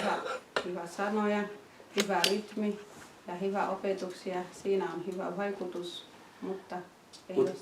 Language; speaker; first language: Finnish; non-native, fluent; Swahili